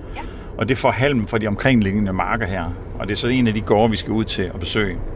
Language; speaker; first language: Danish; native; Danish